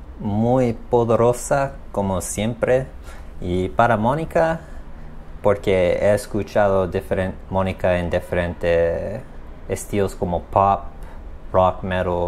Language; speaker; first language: Spanish; non-native, learner; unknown